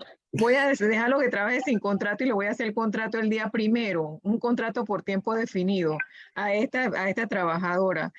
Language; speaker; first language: Spanish; native; Spanish